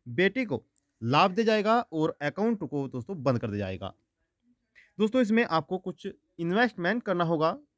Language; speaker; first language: Hindi; native; Hindi